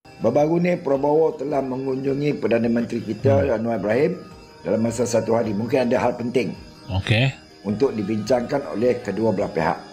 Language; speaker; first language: Malay; native; Malay